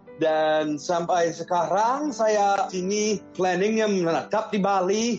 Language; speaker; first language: Indonesian; non-native, fluent; English